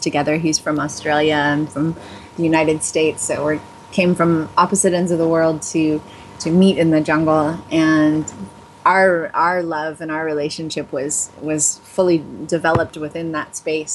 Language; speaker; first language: English; native; English